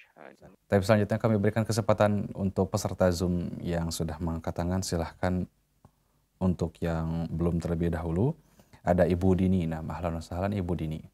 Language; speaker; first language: Indonesian; native; Indonesian